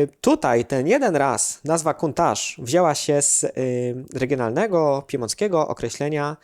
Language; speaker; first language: Polish; native; Polish